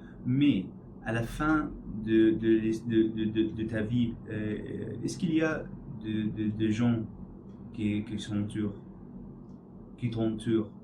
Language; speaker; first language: French; non-native, learner; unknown